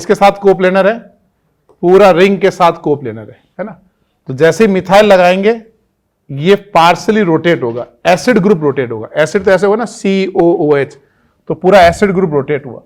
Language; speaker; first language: Hindi; native; Hindi